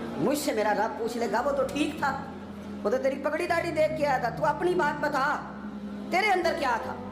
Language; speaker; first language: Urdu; non-native, local second language; Punjabi